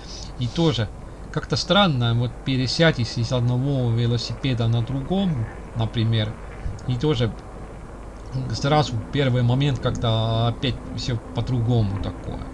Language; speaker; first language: Russian; non-native, local second language; Estonian